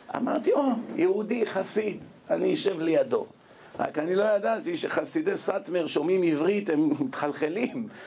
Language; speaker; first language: Hebrew; native; Hebrew